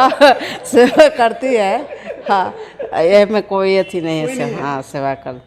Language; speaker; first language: Hindi; non-native, local second language; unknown